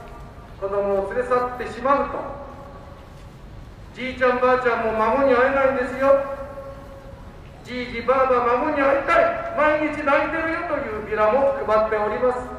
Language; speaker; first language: Japanese; native; Japanese